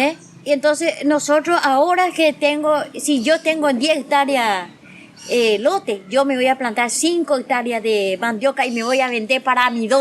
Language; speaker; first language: Spanish; non-native, local second language; Guarani